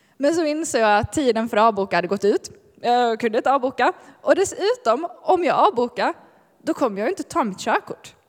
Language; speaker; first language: Swedish; native; Swedish